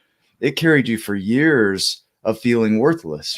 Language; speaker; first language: English; native; English